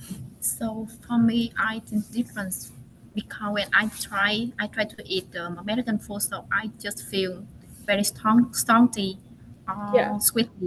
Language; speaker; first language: English; non-native, learner; Vietnamese